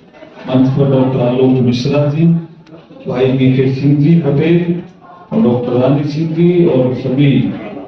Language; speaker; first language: Hindi; native; Hindi